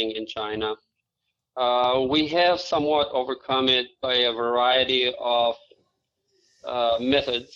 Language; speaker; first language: English; non-native, fluent; Albanian